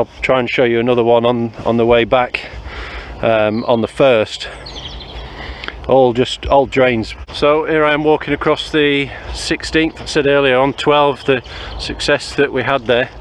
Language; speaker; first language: English; native; English